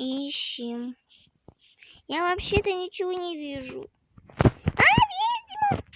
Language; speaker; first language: Russian; non-native, local second language; Kazakh